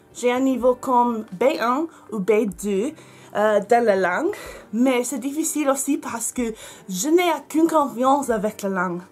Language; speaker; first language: French; non-native, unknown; English